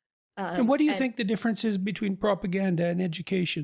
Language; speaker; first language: English; native; English